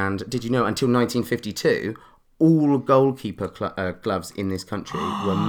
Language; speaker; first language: English; native; English